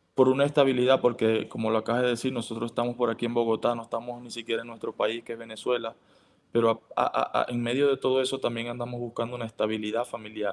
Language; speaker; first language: Spanish; native; Spanish